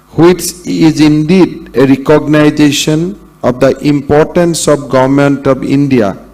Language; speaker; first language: English; non-native, local second language; Assamese